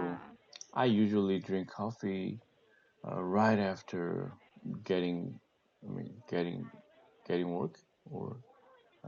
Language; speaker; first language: English; non-native, learner; Korean